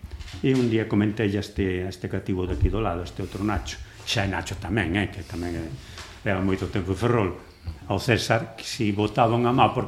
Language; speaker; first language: Galician; native; Galician